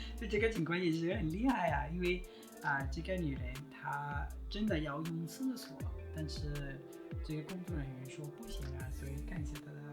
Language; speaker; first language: Chinese; non-native, fluent; Spanish